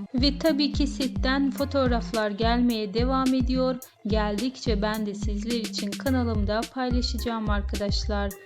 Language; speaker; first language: Turkish; native; Turkish